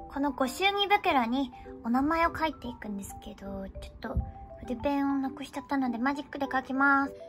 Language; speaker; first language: Japanese; native; Japanese